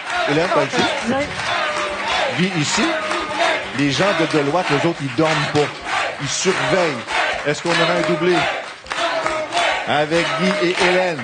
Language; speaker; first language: French; native; French